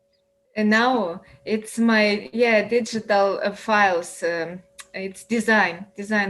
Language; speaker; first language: English; non-native, learner; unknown